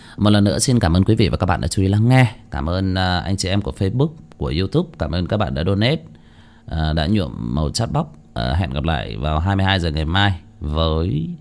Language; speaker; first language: Vietnamese; non-native, local second language; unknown